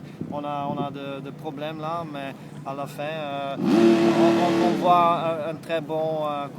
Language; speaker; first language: French; non-native, fluent; Dutch